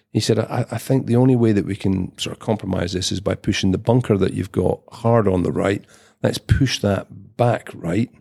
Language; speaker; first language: English; native; English